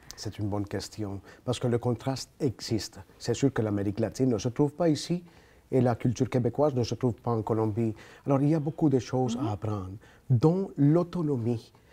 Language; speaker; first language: French; non-native, fluent; Spanish